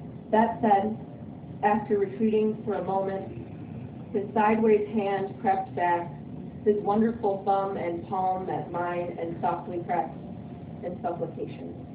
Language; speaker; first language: English; early bilingual, other home language; Spanish